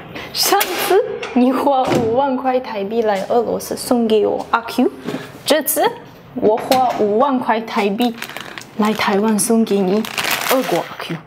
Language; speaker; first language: Chinese; non-native, fluent; Russian